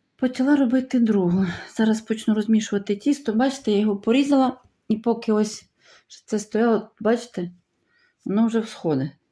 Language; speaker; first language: Ukrainian; non-native, local second language; Russian